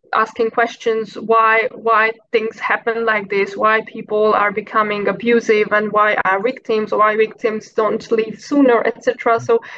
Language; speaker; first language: English; non-native, fluent; Hungarian